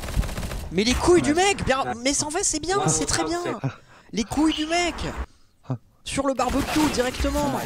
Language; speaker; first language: French; native; French